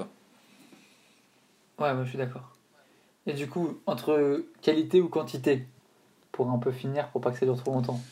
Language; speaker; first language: French; native; French